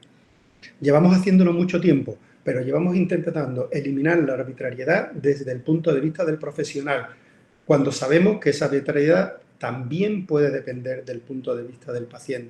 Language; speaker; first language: Spanish; native; Spanish